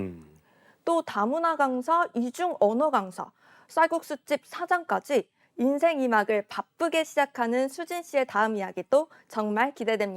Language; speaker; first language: Korean; native; Korean